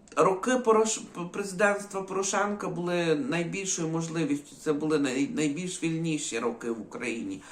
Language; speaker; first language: Ukrainian; native; Ukrainian